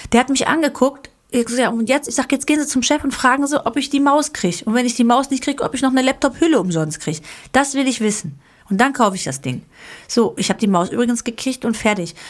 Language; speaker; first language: German; early bilingual, other home language; Greek